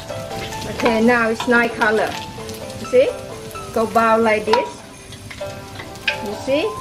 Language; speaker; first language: English; non-native, learner; Thai